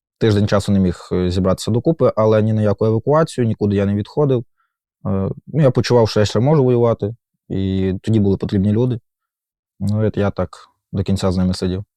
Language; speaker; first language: Ukrainian; native; Ukrainian